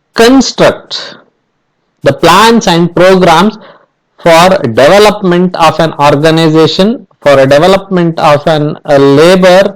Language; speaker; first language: English; non-native, local second language; Kannada